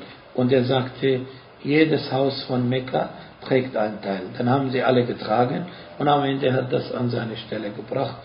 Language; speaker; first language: German; non-native, fluent; Arabic